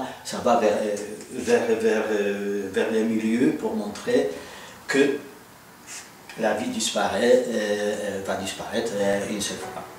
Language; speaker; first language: French; non-native, fluent; Polish